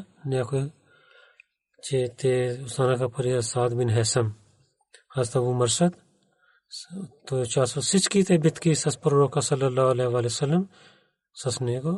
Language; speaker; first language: Bulgarian; non-native, learner; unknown